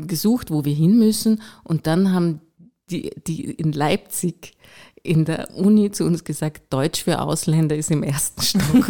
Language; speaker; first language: German; native; German